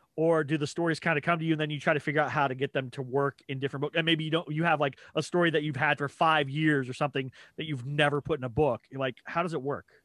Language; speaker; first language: English; native; English